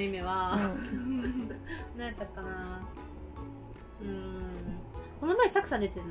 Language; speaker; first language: Japanese; native; Japanese